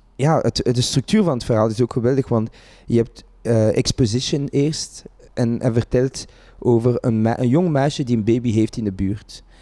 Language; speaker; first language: Dutch; native; Dutch